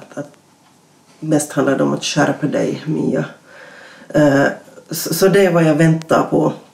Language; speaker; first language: Swedish; native; Swedish